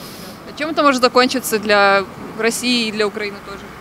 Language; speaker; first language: Russian; native; Russian